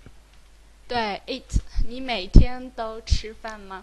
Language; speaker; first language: Chinese; native; Chinese